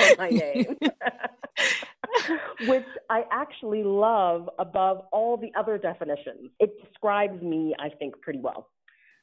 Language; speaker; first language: English; native; English